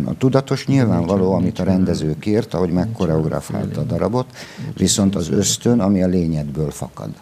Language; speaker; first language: Hungarian; native; Hungarian